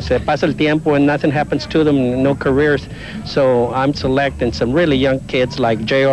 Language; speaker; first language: English; early bilingual, other home language; Spanish